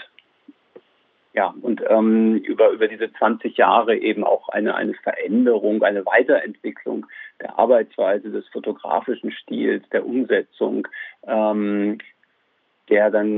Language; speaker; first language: German; native; German